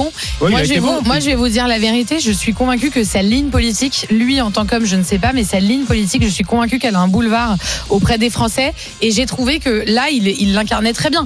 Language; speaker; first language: French; native; French